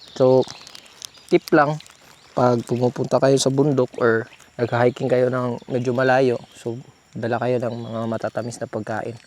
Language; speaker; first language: Filipino; non-native, local second language; Cebuano